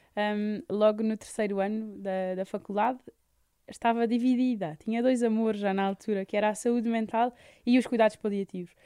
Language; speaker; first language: Portuguese; native; Portuguese